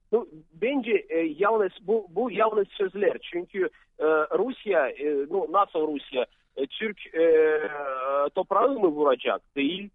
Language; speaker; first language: Turkish; non-native, fluent; Russian